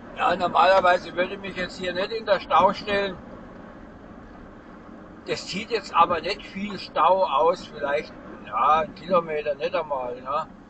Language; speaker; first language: German; native; German